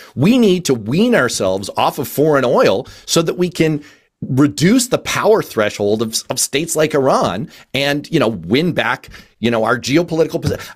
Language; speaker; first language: English; native; English